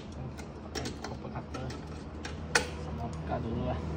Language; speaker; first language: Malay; non-native, local second language; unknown